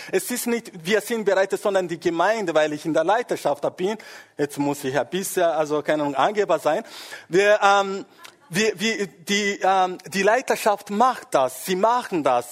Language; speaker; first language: German; non-native, fluent; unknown